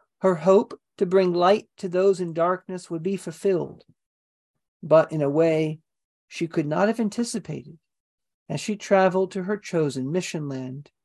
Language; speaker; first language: English; native; English